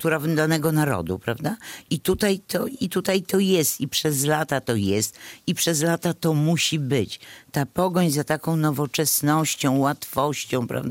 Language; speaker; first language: Polish; native; Polish